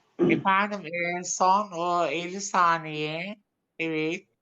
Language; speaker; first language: Turkish; non-native, learner; Arabic